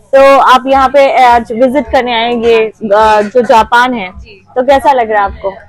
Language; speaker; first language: Hindi; native; Hindi